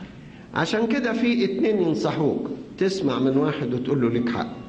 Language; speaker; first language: Arabic; native; Arabic